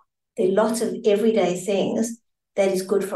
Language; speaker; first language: English; native; English